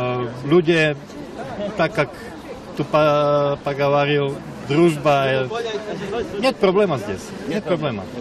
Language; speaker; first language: Russian; non-native, learner; Slovak